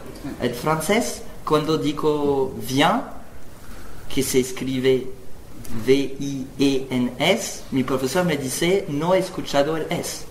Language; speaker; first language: Spanish; non-native, learner; French